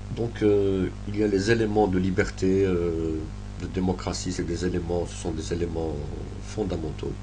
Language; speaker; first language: French; non-native, local second language; Arabic